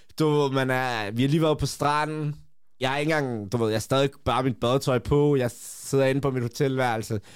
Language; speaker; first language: Danish; early bilingual, other home language; Kurdish